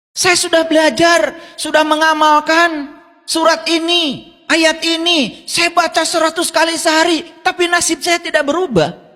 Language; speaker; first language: Indonesian; non-native, local second language; Sundanese